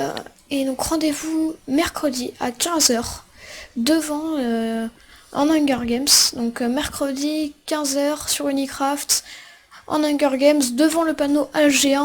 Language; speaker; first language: French; native; French